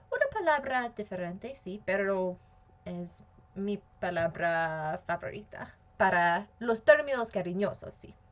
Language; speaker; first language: Spanish; non-native, fluent; English